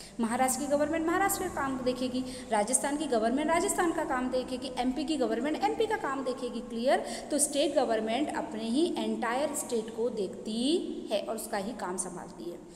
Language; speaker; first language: Hindi; non-native, local second language; Gujarati